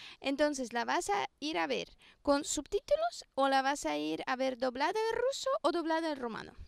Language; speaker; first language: Spanish; native; Spanish